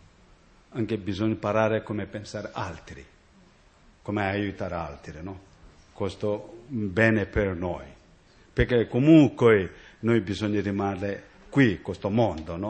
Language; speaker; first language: Italian; non-native, learner; Tibetan